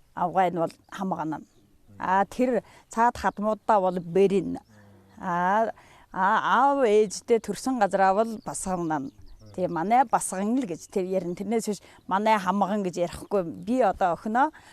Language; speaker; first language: Mongolian; non-native, local second language; Buriat